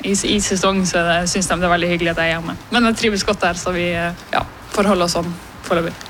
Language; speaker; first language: Norwegian; native; Norwegian